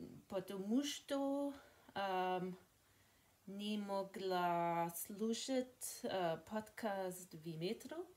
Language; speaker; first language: Russian; non-native, learner; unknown